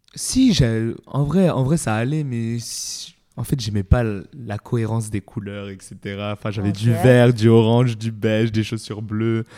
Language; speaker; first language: French; native; French